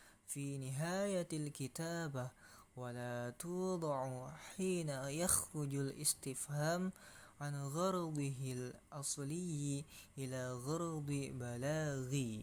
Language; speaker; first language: Arabic; non-native, learner; Indonesian